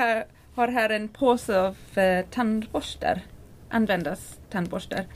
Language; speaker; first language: Swedish; non-native, learner; English